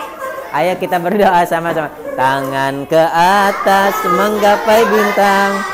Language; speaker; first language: Indonesian; native; Indonesian